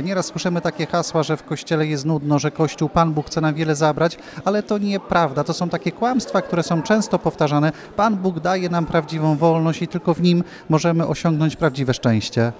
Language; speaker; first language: Polish; native; Polish